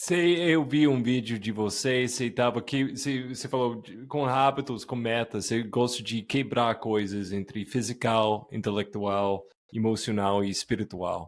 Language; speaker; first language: Portuguese; non-native, fluent; English